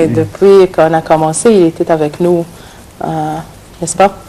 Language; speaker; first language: French; non-native, fluent; Arabic